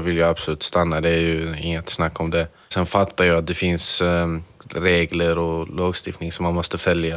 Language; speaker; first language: Swedish; non-native, fluent; Arabic